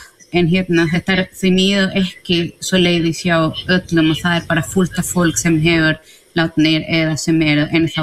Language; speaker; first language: Icelandic; non-native, fluent; Spanish